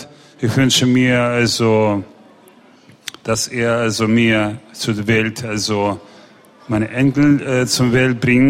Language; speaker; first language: German; non-native, fluent; Russian